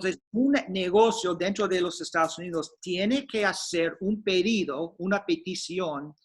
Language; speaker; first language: Spanish; non-native, fluent; English